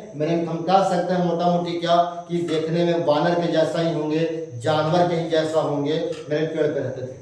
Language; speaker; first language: Hindi; native; Hindi